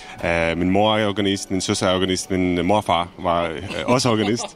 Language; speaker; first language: Danish; non-native, fluent; Czech